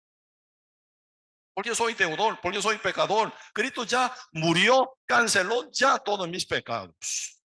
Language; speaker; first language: Spanish; non-native, learner; Korean